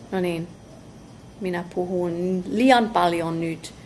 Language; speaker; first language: Finnish; non-native, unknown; English